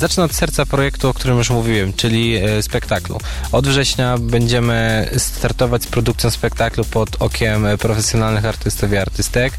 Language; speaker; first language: Polish; native; Polish